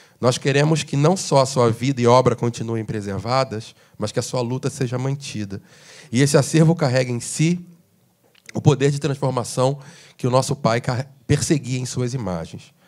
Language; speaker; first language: Portuguese; native; Portuguese